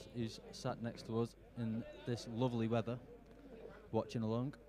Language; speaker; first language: English; native; English